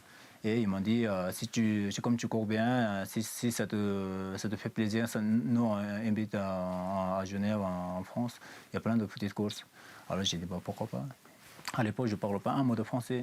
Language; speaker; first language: French; non-native, fluent; Sherpa